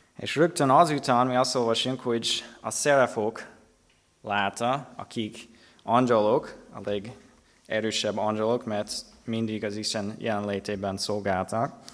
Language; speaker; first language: Hungarian; non-native, fluent; English